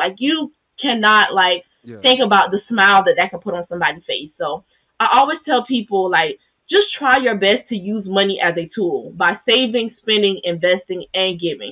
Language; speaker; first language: English; native; English